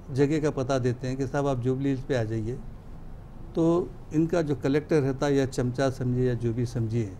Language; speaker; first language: Hindi; non-native, local second language; Urdu